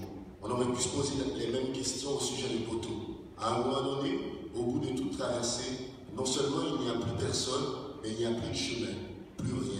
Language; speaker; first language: French; non-native, local second language; Haitian Creole